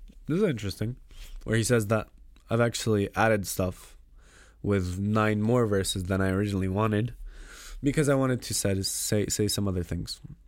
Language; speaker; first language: English; native; English